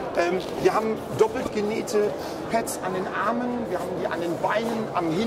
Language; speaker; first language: German; native; German